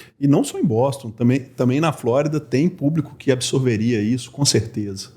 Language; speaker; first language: Portuguese; native; Portuguese